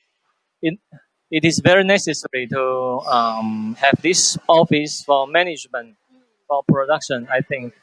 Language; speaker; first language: English; non-native, fluent; Chinese